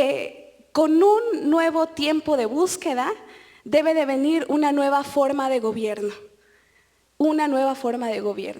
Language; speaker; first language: Spanish; native; Spanish